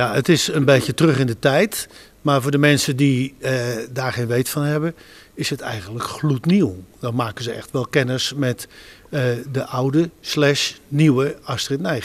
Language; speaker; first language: Dutch; native; Dutch